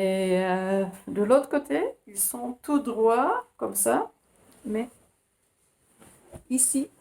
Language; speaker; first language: French; non-native, fluent; Finnish